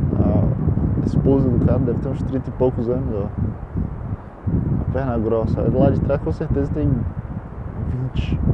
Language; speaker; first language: Portuguese; native; Portuguese